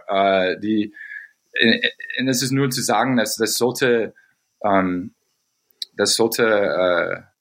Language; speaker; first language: German; non-native, fluent; English